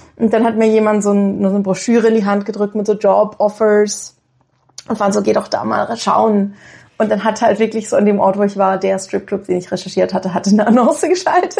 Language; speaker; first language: German; native; German